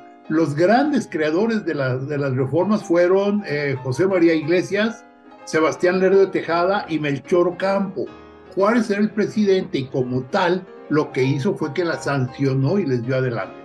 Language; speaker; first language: Spanish; native; Spanish